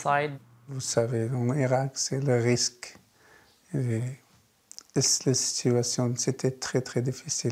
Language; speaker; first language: French; non-native, learner; Kurdish